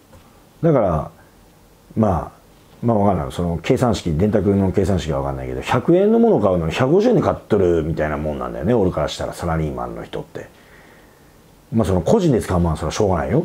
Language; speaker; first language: Japanese; native; Japanese